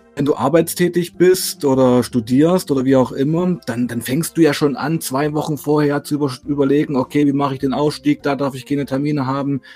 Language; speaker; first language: German; native; German